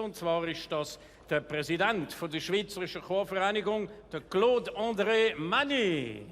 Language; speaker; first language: German; native; German